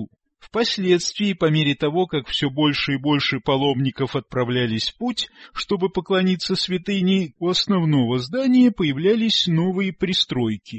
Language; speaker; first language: Russian; native; Russian